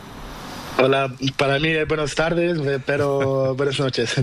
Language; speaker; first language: Spanish; non-native, learner; Portuguese